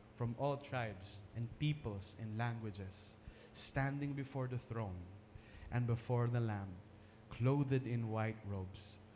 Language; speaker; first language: English; non-native, local second language; Filipino